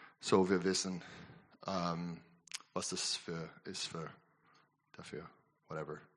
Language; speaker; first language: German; non-native, learner; English